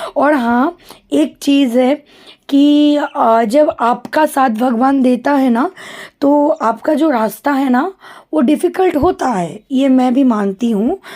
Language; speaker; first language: Hindi; non-native, local second language; Bangla